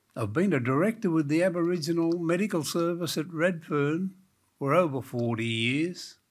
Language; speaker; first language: English; native; English